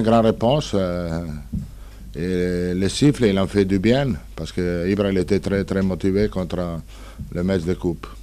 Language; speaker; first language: French; non-native, learner; Italian